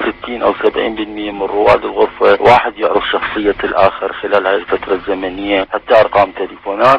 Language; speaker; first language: Arabic; native; Arabic